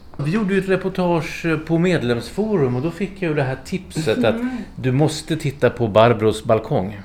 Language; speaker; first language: Swedish; native; Swedish